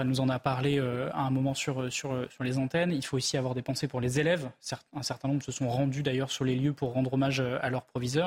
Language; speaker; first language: French; native; French